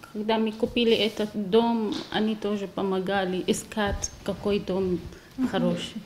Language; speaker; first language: Russian; non-native, learner; Arabic